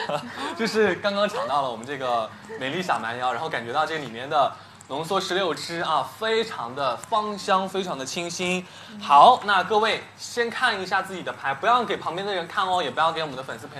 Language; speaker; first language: Chinese; native; Chinese